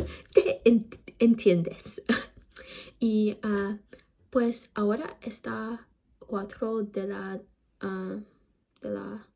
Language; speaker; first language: Spanish; non-native, learner; English